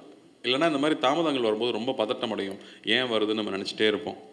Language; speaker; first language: Tamil; native; Tamil